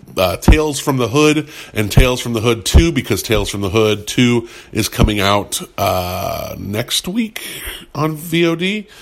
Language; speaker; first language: English; native; English